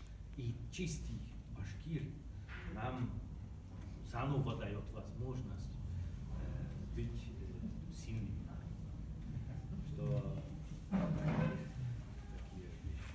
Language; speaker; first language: Russian; non-native, learner; Hungarian